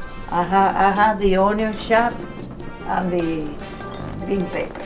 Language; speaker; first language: English; non-native, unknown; Spanish